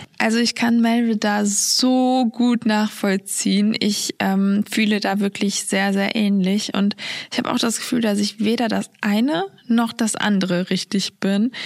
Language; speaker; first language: German; early bilingual, other home language; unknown